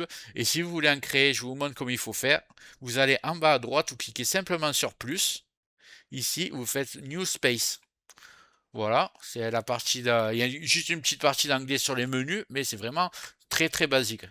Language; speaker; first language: French; native; French